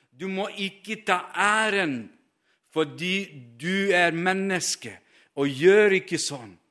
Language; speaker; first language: Norwegian; non-native, fluent; Ukrainian